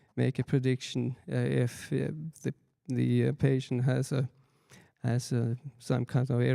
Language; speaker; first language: English; non-native, fluent; Swedish